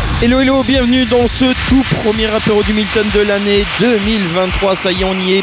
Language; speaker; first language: French; native; French